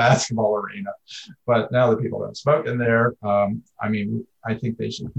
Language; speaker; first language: English; native; English